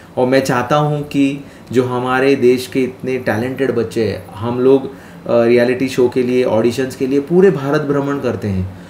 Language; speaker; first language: Hindi; non-native, local second language; Marathi